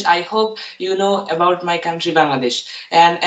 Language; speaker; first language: English; non-native, learner; Bangla